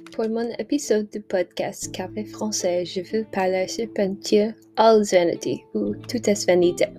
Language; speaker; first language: French; non-native, learner; English